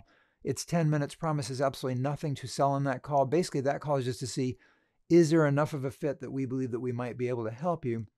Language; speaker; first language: English; native; English